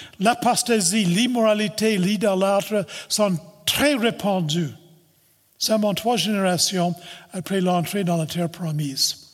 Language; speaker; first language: French; non-native, local second language; English